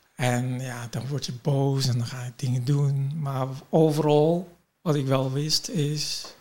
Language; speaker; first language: Dutch; non-native, fluent; Kurdish